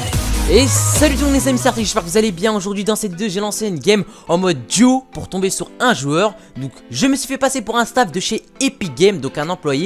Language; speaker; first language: French; native; French